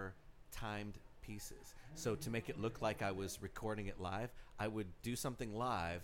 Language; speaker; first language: English; native; English